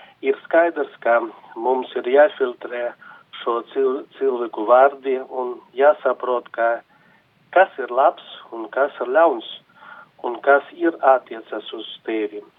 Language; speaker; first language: Latvian; non-native, local second language; Russian